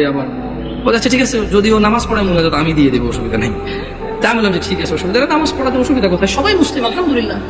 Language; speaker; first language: Bangla; early bilingual, heritage; Bangla